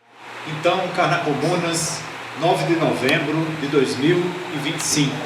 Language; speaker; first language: Portuguese; native; Portuguese